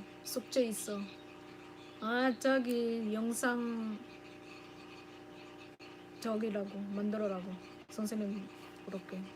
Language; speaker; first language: Korean; non-native, learner; Filipino